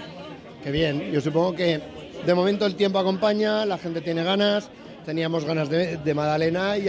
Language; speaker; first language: Spanish; native; Spanish